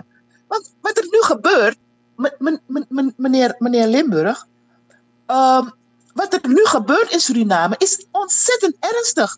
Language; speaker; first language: Dutch; native; Dutch